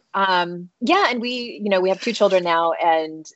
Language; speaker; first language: English; native; English